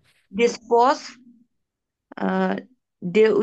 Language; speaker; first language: French; non-native, learner; Bangla